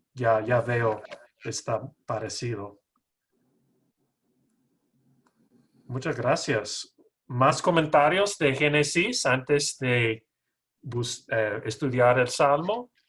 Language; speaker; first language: Spanish; non-native, learner; English